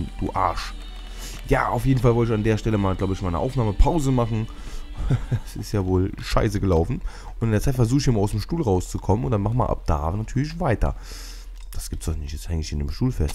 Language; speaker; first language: German; native; German